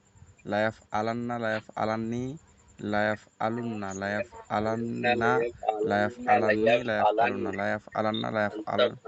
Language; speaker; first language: Arabic; non-native, learner; Bangla